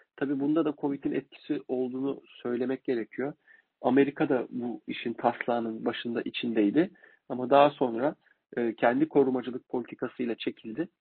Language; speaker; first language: Turkish; native; Turkish